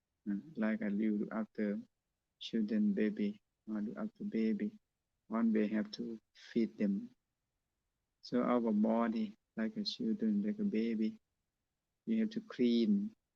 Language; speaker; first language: English; non-native, learner; Thai